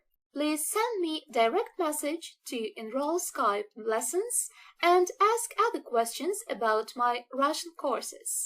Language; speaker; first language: English; non-native, fluent; Russian